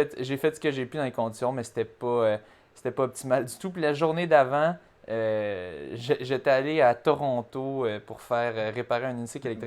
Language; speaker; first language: French; native; French